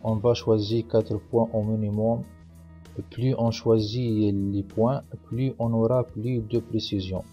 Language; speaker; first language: French; non-native, local second language; Arabic